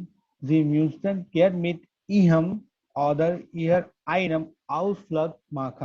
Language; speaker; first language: German; non-native, learner; Gujarati